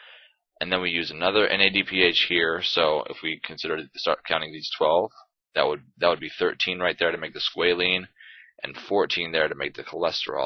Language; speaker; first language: English; native; English